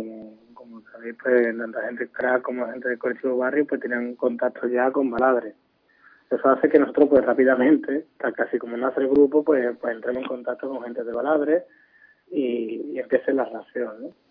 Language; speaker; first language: Spanish; native; Spanish